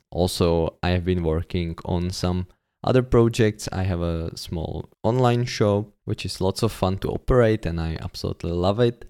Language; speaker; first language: English; non-native, fluent; Czech